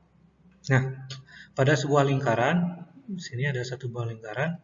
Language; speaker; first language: Indonesian; native; Indonesian